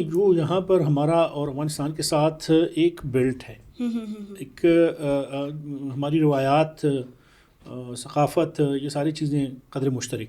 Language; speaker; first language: Urdu; non-native, local second language; Pashto